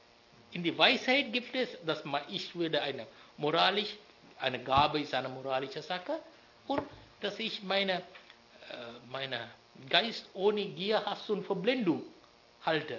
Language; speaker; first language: German; non-native, learner; Sinhala